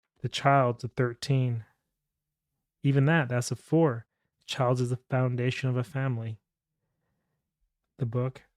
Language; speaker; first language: English; native; English